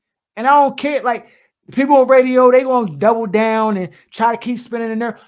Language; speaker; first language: English; native; English